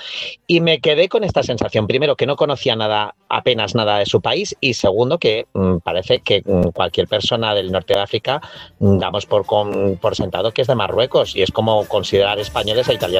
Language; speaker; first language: Spanish; native; Spanish